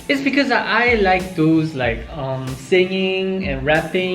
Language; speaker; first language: English; non-native, fluent; Korean